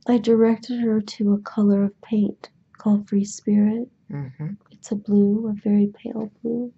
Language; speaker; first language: English; native; English